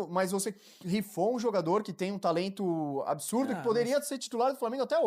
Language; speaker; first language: Portuguese; native; Portuguese